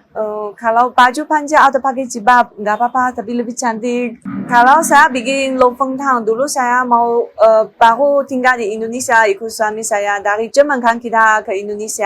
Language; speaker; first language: Indonesian; non-native, learner; Chinese